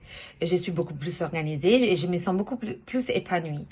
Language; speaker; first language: French; non-native, fluent; Italian